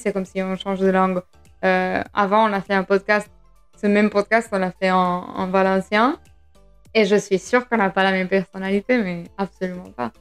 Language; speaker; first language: French; non-native, fluent; Spanish